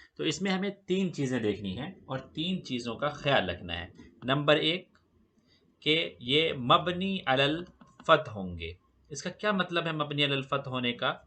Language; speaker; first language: Urdu; native; Urdu